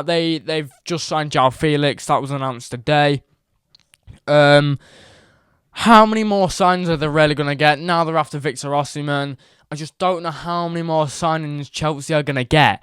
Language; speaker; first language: English; native; English